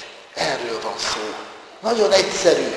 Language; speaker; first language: Hungarian; native; Hungarian